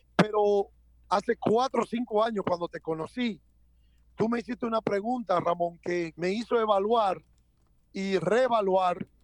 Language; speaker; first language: Spanish; native; Spanish